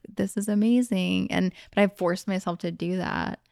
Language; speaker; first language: English; early bilingual, other home language; Hungarian